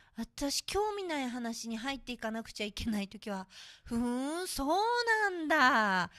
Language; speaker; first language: Japanese; native; Japanese